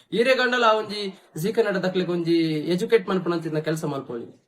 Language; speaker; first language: Kannada; non-native, local second language; Tulu